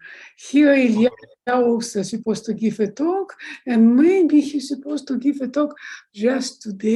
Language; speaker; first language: English; non-native, fluent; Russian